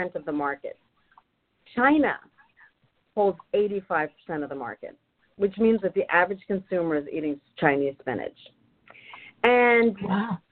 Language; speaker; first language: English; non-native, fluent; German